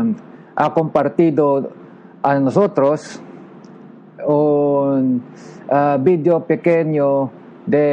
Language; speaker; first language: Spanish; non-native, learner; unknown